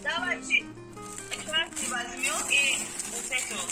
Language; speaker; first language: Russian; non-native, learner; Tajik